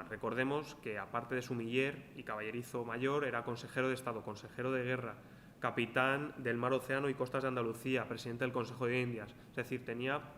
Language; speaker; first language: Spanish; native; Spanish